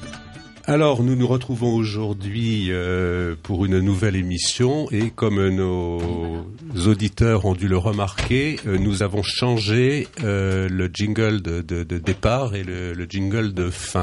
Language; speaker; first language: French; native; French